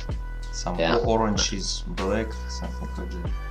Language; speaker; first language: English; non-native, learner; Russian